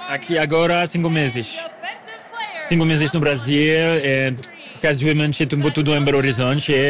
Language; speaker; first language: Portuguese; non-native, learner; French